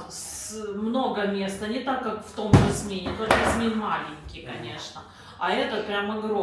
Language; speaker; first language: Russian; native; Russian